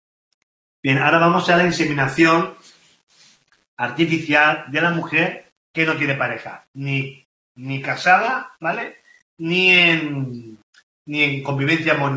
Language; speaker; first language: Spanish; native; Spanish